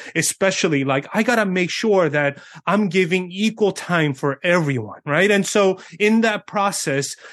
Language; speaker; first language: English; early bilingual, other home language; Korean